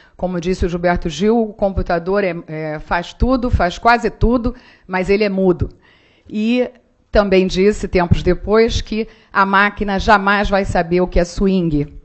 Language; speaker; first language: Portuguese; native; Portuguese